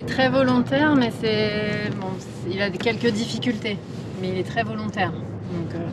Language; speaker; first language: French; native; French